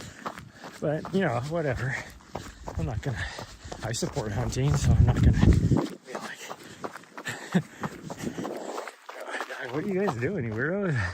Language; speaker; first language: English; native; English